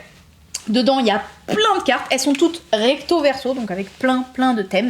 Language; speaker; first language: French; native; French